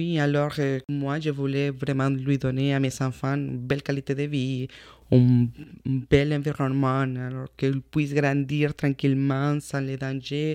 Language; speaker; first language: French; non-native, fluent; Spanish